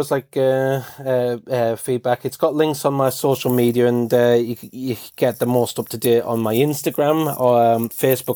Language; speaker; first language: English; native; English